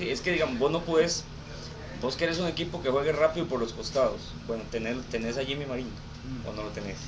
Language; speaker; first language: Spanish; native; Spanish